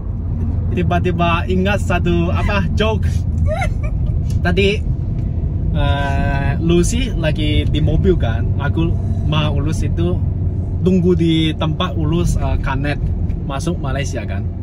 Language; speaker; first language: Indonesian; non-native, fluent; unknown